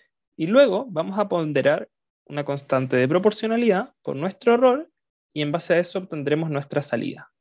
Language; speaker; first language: Spanish; native; Spanish